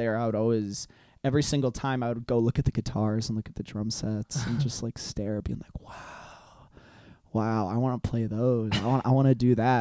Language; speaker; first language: English; non-native, fluent; Hungarian